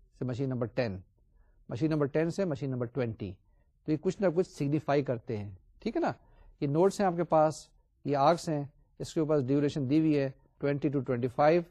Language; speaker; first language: Urdu; native; Urdu